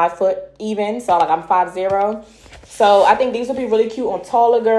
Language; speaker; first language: English; native; English